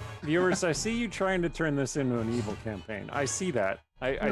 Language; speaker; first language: English; native; English